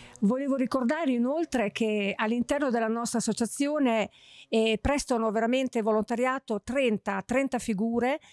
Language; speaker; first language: Italian; native; Italian